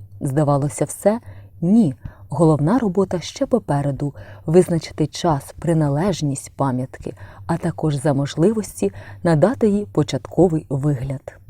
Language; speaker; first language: Ukrainian; native; Ukrainian